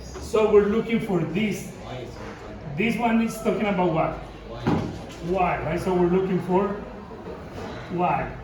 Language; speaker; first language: English; non-native, fluent; Spanish